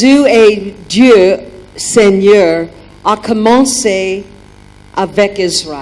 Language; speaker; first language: French; non-native, learner; German